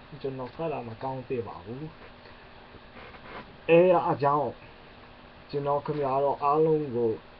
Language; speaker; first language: Burmese; non-native, learner; English